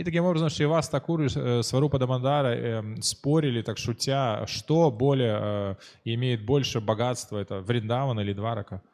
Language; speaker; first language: Russian; native; Russian